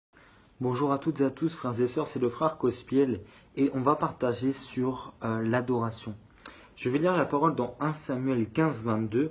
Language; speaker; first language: French; native; French